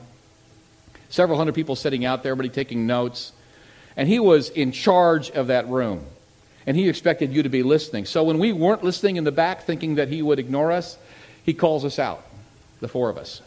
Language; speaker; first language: English; native; English